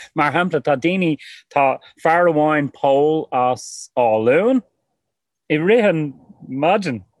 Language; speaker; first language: Irish; non-native, local second language; English